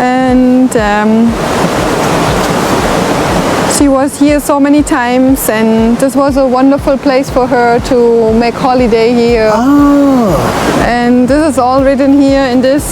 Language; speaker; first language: English; non-native, learner; German